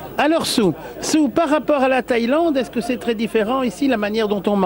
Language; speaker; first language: French; native; French